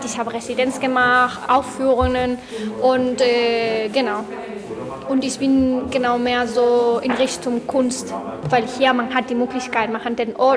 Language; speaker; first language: German; non-native, fluent; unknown